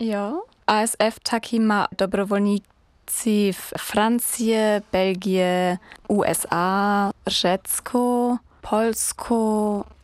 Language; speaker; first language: Czech; non-native, learner; German